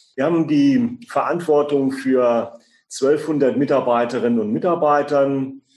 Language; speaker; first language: German; native; German